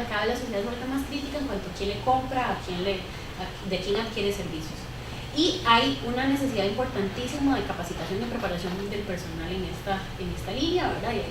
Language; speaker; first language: Spanish; native; Spanish